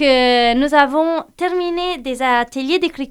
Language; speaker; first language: French; non-native, fluent; Italian